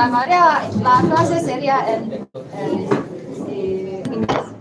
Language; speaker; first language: Spanish; non-native, learner; Chinese